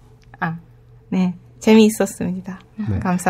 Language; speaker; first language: Korean; non-native, learner; Japanese